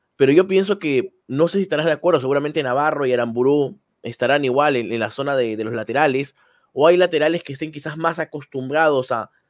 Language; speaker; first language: Spanish; native; Spanish